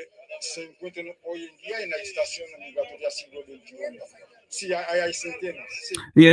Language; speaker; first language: Spanish; non-native, fluent; Haitian Creole